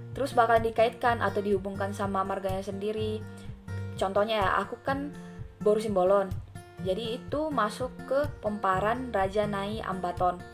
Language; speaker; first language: Indonesian; native; Indonesian